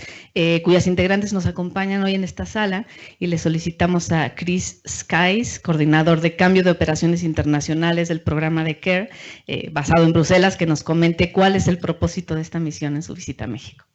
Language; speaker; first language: Spanish; native; Spanish